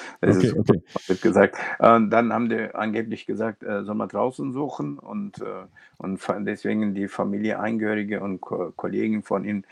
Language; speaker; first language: German; non-native, local second language; Turkish